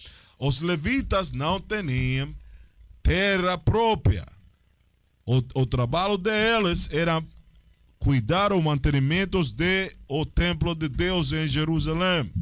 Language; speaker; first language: Portuguese; non-native, learner; Spanish